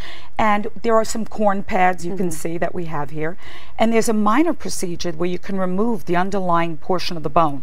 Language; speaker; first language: English; native; English